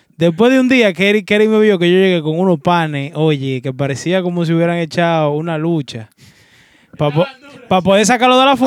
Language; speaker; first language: Spanish; native; Spanish